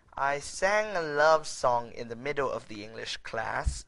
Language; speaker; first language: English; native; English